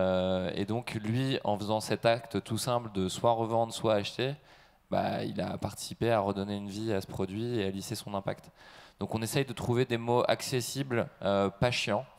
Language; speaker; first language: French; native; French